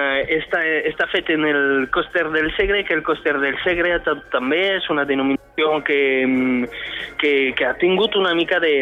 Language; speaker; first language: Catalan; non-native, fluent; French